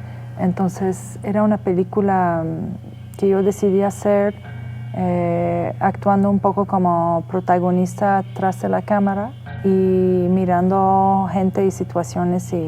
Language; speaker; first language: Spanish; non-native, fluent; Persian